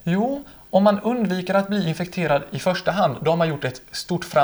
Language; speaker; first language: Swedish; native; Swedish